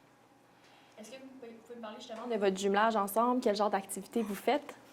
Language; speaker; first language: French; native; French